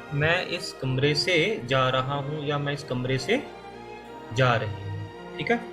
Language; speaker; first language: Hindi; native; Hindi